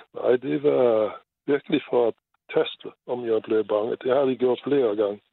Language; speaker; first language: Danish; non-native, fluent; Luxembourgish